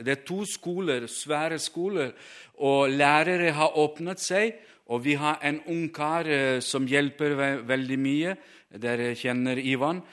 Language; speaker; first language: Norwegian; non-native, fluent; Ukrainian